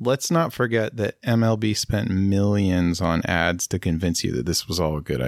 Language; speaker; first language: English; native; English